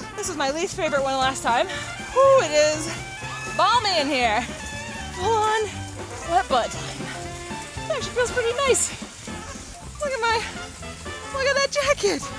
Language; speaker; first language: English; native; English